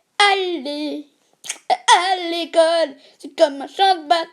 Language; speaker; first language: French; native; French